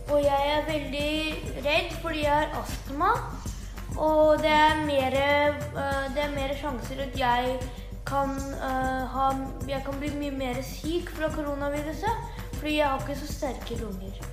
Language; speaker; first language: Norwegian; early bilingual, heritage; Norwegian